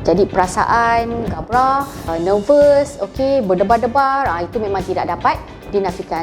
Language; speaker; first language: Malay; native; Malay